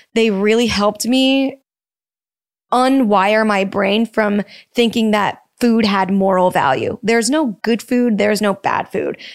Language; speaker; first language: English; early bilingual, other home language; Filipino